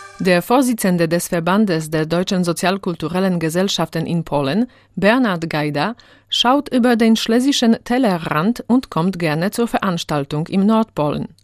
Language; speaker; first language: German; native; German